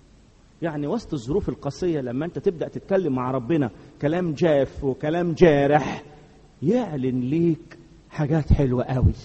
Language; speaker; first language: Arabic; native; Arabic